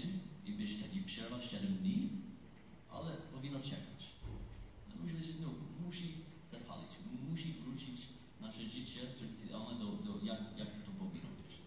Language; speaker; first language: Polish; non-native, learner; English